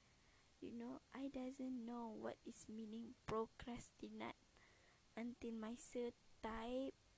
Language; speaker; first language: English; non-native, learner; Malay